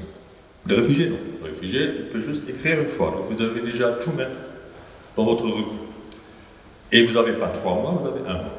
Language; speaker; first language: French; native; French